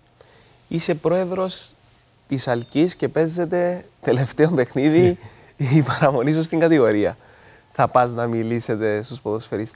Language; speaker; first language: Greek; native; Greek